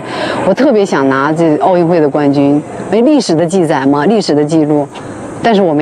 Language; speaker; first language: Chinese; native; Chinese